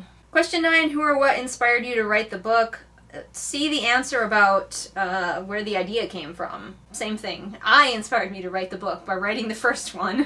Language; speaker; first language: English; native; English